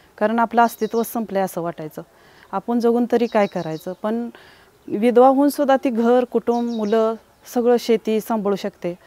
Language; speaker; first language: Marathi; native; Marathi